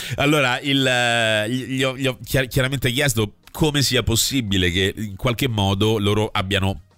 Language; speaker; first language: Italian; native; Italian